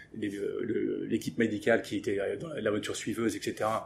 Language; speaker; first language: French; early bilingual, other home language; English